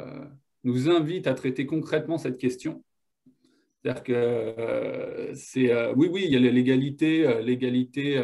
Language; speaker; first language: French; native; French